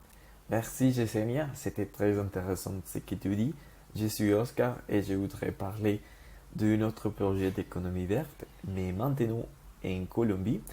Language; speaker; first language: French; non-native, learner; Spanish